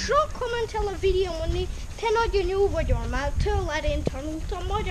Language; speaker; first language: Hungarian; early bilingual, heritage; English